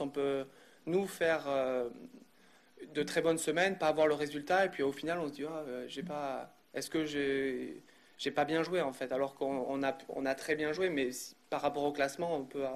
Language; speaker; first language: French; native; French